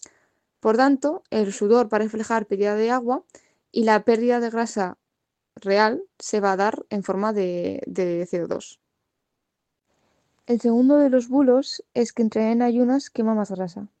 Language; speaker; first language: Spanish; native; Spanish